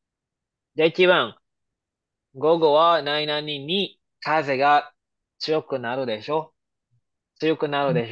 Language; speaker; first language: Japanese; non-native, fluent; Filipino